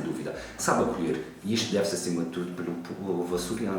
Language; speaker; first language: Portuguese; native; Portuguese